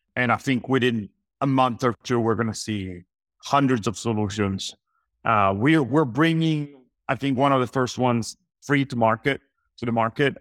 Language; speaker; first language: English; non-native, fluent; Italian